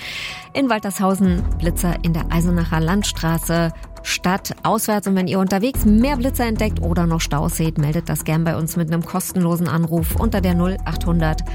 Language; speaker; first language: German; native; German